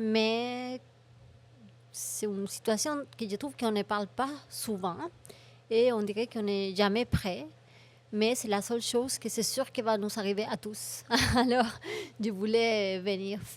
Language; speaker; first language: French; non-native, fluent; Spanish